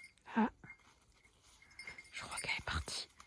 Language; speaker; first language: French; native; French